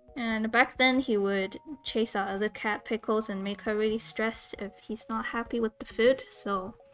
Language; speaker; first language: English; non-native, local second language; Cantonese